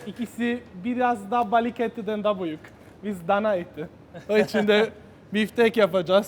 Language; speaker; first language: Turkish; non-native, learner; Italian